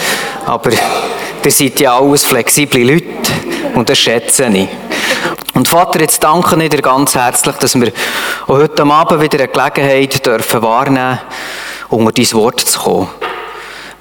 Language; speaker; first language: German; native; German